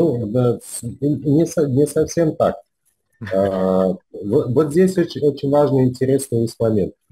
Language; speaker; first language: Russian; native; Russian